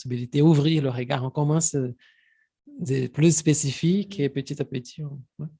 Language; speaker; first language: French; non-native, fluent; Portuguese